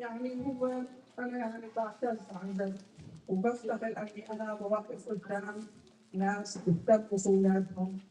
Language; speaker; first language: Arabic; native; Arabic